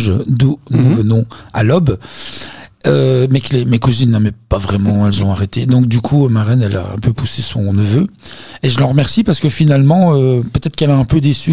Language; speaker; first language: French; native; French